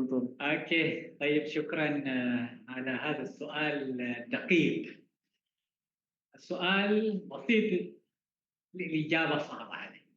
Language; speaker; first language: Arabic; non-native, fluent; Malay